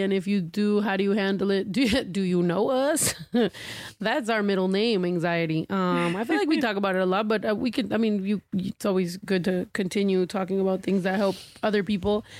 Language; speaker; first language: English; early bilingual, other home language; Spanish